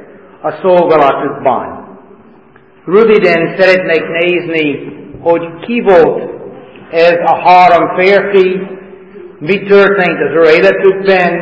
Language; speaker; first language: Hungarian; non-native, fluent; English